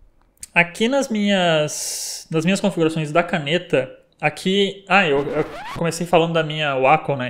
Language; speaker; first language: Portuguese; native; Portuguese